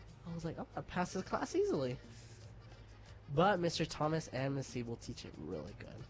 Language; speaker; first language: English; early bilingual, other home language; Spanish